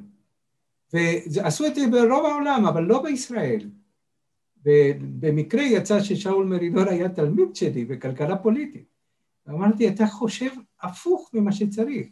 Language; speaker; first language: Hebrew; non-native, fluent; Spanish